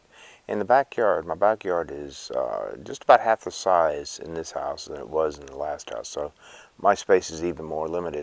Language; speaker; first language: English; native; English